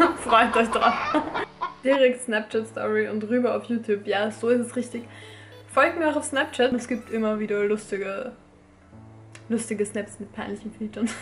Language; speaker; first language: German; native; German